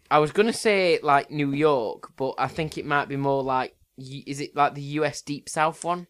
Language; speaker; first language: English; native; English